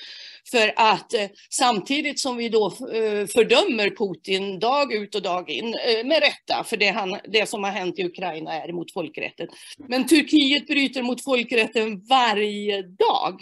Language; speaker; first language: Swedish; native; Swedish